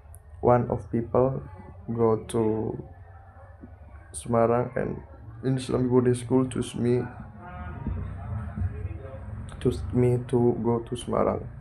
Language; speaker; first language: English; non-native, learner; Indonesian